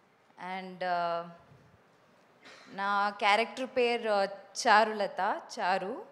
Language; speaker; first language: Telugu; non-native, local second language; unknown